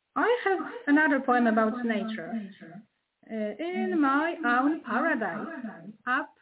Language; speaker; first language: English; non-native, fluent; Polish